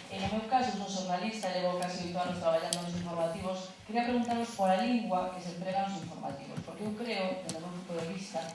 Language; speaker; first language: Galician; non-native, local second language; Spanish